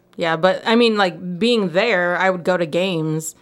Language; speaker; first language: English; native; English